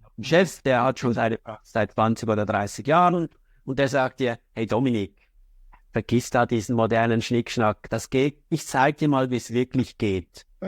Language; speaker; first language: German; native; German